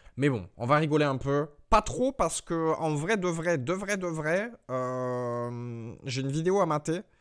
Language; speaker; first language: French; native; French